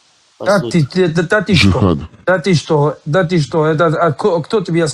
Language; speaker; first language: Russian; non-native, learner; Kurdish